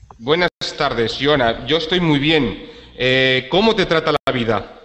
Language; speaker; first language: Spanish; native; Spanish